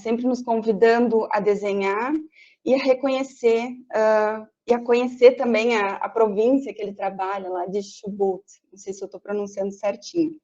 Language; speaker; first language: Portuguese; native; Portuguese